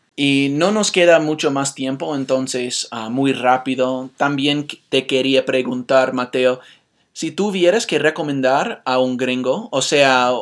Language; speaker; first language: Spanish; non-native, fluent; English